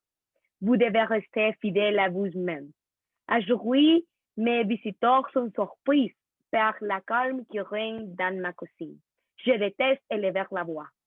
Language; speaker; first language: French; non-native, learner; Spanish